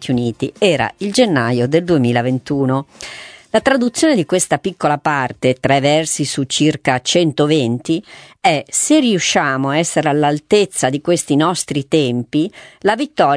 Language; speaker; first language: Italian; native; Italian